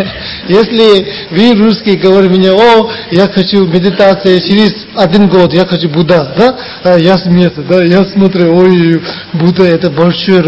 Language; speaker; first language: Russian; non-native, learner; Tibetan